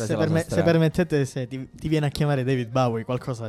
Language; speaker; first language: Italian; native; Italian